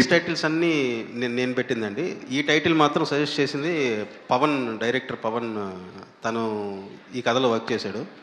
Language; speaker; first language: Telugu; native; Telugu